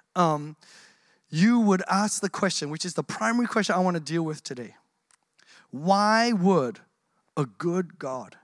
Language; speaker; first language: English; native; English